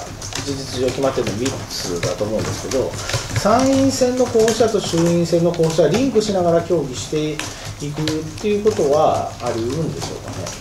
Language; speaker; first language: Japanese; native; Japanese